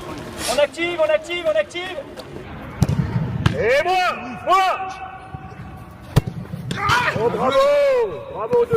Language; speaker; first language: French; native; French